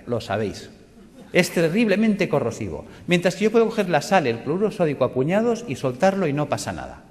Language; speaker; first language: Spanish; native; Spanish